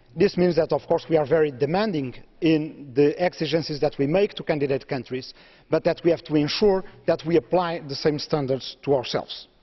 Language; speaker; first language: English; non-native, fluent; Portuguese